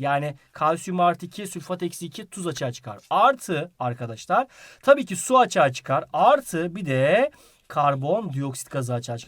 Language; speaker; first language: Turkish; native; Turkish